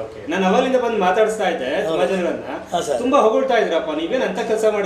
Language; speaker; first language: Kannada; native; Kannada